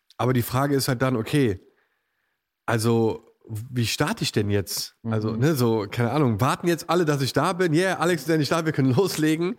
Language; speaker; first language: German; native; German